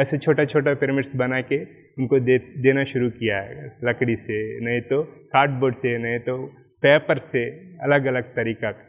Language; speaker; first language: Hindi; non-native, local second language; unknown